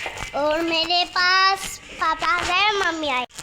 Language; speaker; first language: Hindi; non-native, local second language; Marathi